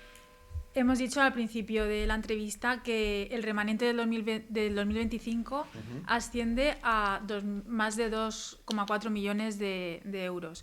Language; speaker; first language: Spanish; native; Spanish